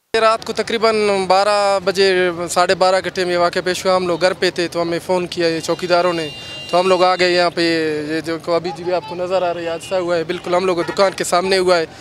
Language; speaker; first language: Urdu; non-native, local second language; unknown